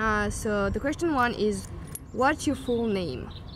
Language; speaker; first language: English; non-native, fluent; French